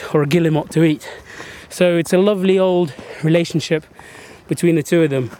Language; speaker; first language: English; early bilingual, other home language; Arabic